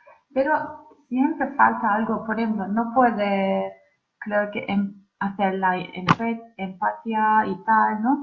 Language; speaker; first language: Spanish; non-native, learner; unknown